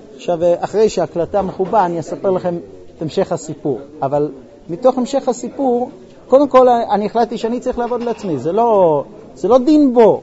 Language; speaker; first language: Hebrew; non-native, fluent; English